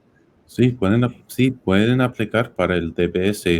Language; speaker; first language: Spanish; non-native, fluent; English